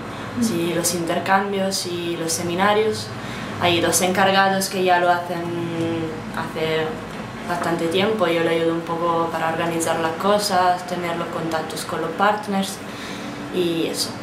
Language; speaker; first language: Spanish; non-native, fluent; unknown